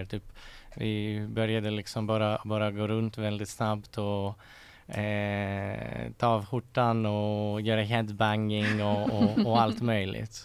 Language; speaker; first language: Swedish; non-native, fluent; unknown